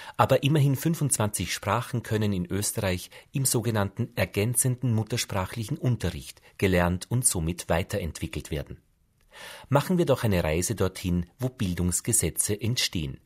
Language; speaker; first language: German; native; German